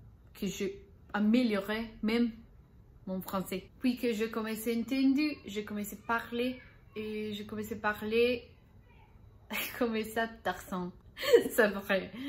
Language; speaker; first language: French; non-native, learner; Spanish